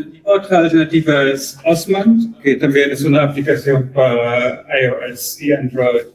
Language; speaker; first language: Spanish; non-native, learner; German